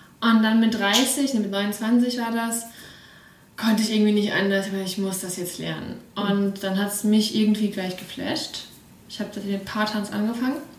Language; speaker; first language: German; early bilingual, other home language; Russian